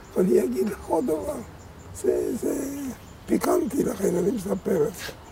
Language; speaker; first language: Hebrew; non-native, fluent; Polish